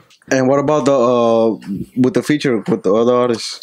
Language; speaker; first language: English; early bilingual, other home language; Spanish